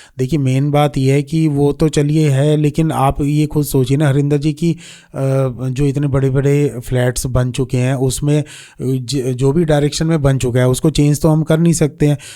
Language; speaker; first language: Hindi; native; Hindi